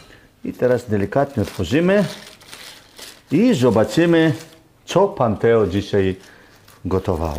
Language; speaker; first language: Polish; non-native, learner; Greek